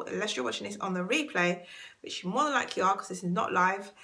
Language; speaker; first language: English; native; English